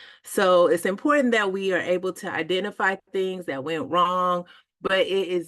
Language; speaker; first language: English; native; English